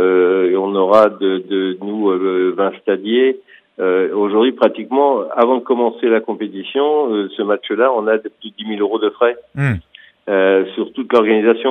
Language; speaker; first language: French; native; French